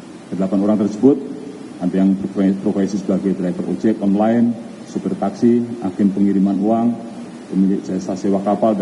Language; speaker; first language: Indonesian; native; Indonesian